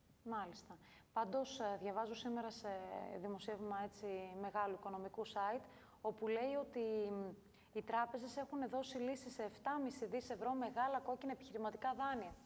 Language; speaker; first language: Greek; native; Greek